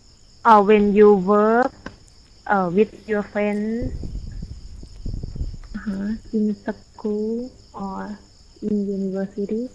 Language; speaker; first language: English; non-native, learner; Thai